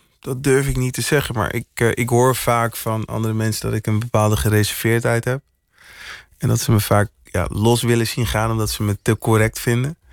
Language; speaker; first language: Dutch; early bilingual, other home language; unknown